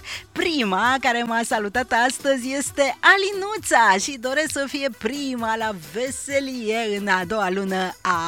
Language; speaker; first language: Romanian; native; Romanian